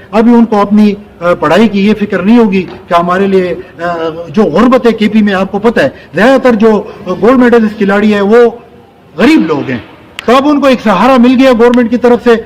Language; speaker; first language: Urdu; non-native, local second language; Pashto